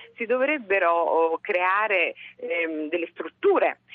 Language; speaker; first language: Italian; native; Italian